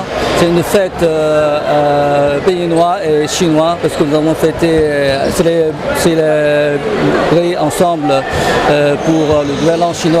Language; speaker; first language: French; non-native, fluent; Chinese